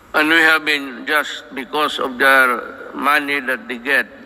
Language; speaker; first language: English; non-native, local second language; Cebuano